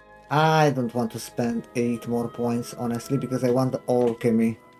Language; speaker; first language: English; non-native, fluent; Romanian